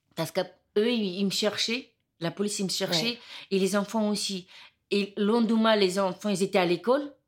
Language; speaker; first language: French; non-native, learner; Romanian